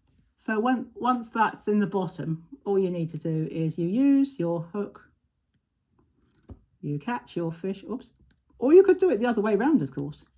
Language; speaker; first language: English; native; English